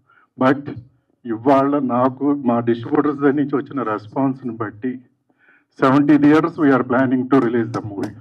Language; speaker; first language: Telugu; native; Telugu